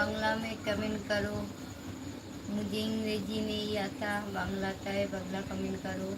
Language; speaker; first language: Hindi; non-native, learner; Bangla